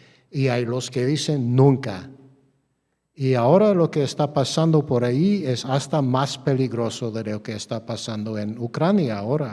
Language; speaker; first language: Spanish; non-native, fluent; English